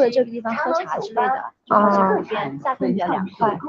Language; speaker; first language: Chinese; native; Chinese